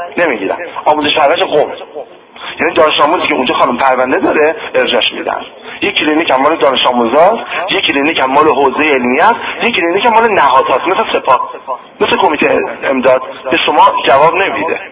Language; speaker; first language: Persian; native; Persian